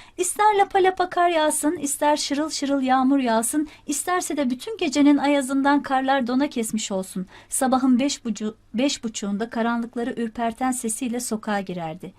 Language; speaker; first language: Turkish; native; Turkish